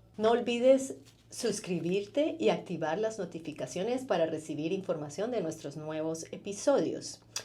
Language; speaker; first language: Spanish; native; Spanish